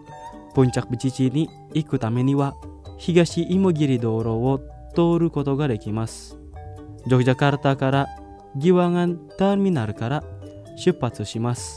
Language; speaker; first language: Japanese; non-native, fluent; Indonesian